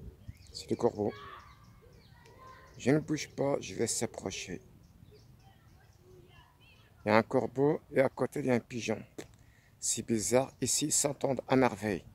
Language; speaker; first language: French; non-native, fluent; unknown